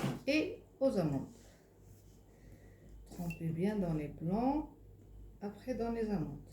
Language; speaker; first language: French; non-native, fluent; Arabic